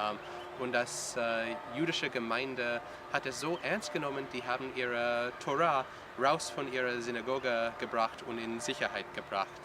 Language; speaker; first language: German; non-native, learner; English